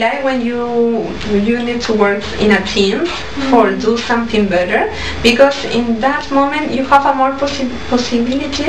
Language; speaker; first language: English; non-native, learner; Spanish